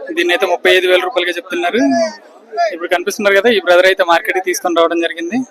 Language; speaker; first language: Telugu; native; Telugu